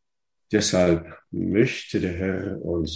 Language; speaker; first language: German; non-native, fluent; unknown